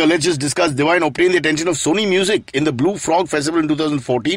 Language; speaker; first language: English; non-native, local second language; Hindi